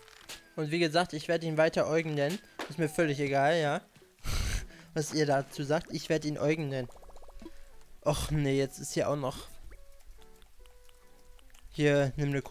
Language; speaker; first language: German; native; German